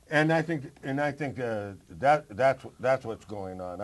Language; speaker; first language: English; native; English